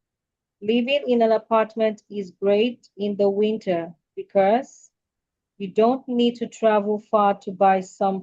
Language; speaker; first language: English; non-native, fluent; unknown